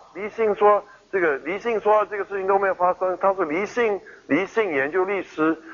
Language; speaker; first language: Chinese; non-native, fluent; English